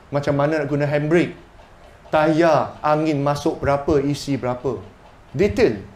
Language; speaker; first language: Malay; non-native, local second language; Chinese